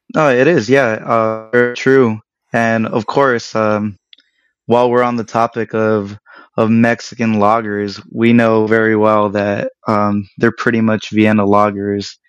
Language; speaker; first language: English; early bilingual, other home language; Spanish